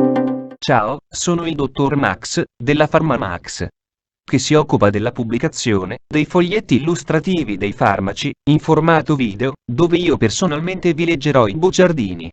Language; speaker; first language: Italian; native; Italian